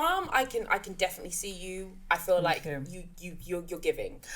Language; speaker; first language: English; native; English